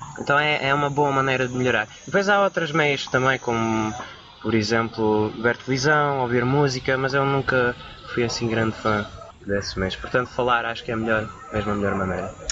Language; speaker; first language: Portuguese; early bilingual, other home language; Romanian